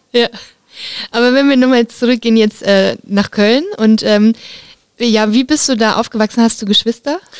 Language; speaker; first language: German; native; German